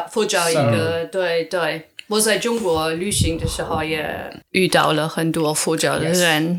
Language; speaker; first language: Chinese; non-native, learner; English